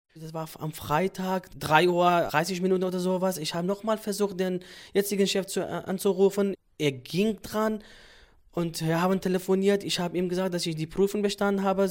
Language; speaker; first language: German; non-native, fluent; Central Kurdish